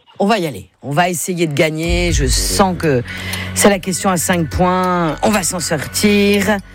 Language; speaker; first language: French; native; French